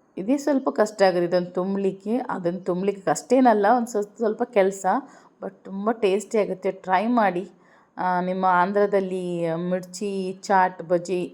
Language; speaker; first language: Kannada; non-native, local second language; Urdu